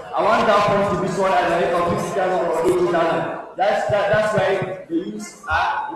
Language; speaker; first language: English; non-native, local second language; Hausa